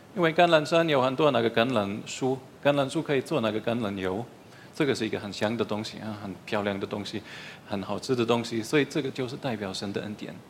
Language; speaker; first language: Chinese; non-native, fluent; German